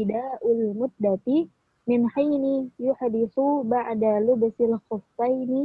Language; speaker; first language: Arabic; non-native, learner; Indonesian